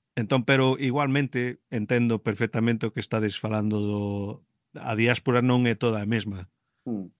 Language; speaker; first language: Galician; early bilingual, heritage; Galician